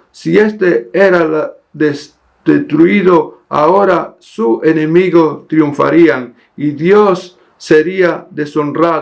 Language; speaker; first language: Spanish; native; Spanish